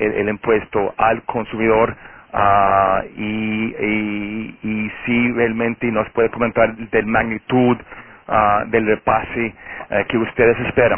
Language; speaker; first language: Spanish; non-native, fluent; Portuguese